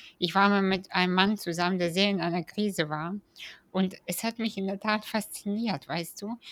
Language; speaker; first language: German; early bilingual, other home language; Russian